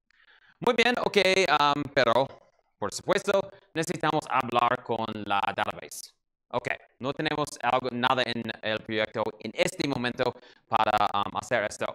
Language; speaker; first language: Spanish; non-native, learner; English